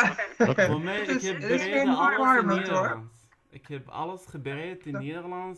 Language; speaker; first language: Dutch; non-native, learner; Arabic